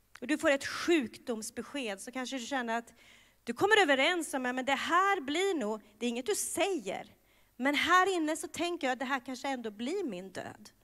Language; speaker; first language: Swedish; native; Swedish